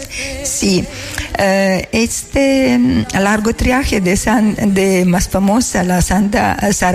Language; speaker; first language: Spanish; non-native, learner; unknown